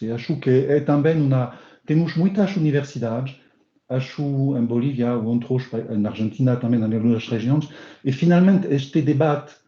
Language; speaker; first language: Portuguese; non-native, learner; French